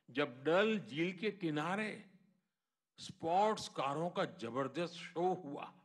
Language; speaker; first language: Hindi; non-native, local second language; Gujarati